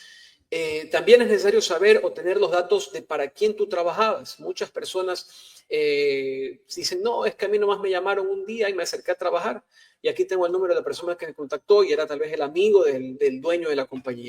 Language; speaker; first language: Spanish; native; Spanish